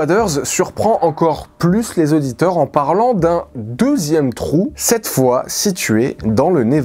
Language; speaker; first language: French; native; French